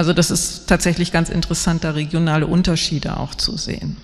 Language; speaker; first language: German; native; German